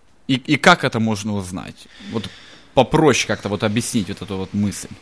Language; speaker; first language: Russian; native; Russian